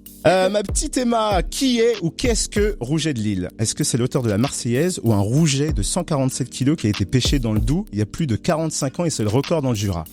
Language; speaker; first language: French; native; French